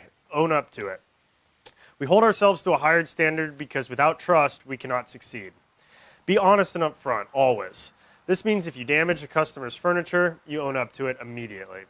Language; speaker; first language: English; native; English